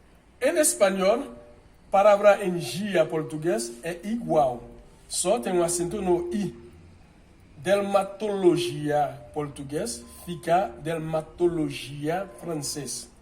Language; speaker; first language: Portuguese; non-native, fluent; Haitian Creole